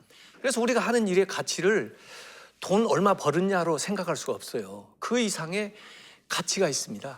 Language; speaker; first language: Korean; native; Korean